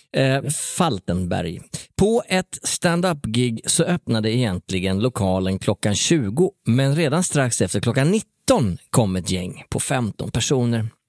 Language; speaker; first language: Swedish; native; Swedish